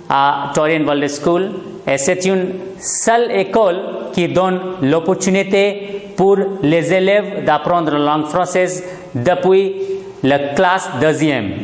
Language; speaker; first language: French; non-native, fluent; Hindi